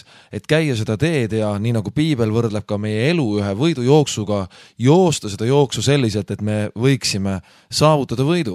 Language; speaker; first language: Estonian; native; Estonian